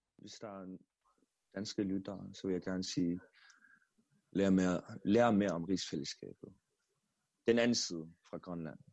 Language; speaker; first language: Danish; non-native, local second language; Kalaallisut